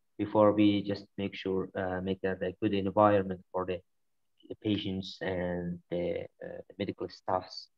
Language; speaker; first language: English; non-native, learner; Mongolian